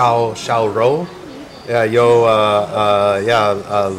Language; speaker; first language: Chinese; non-native, learner; English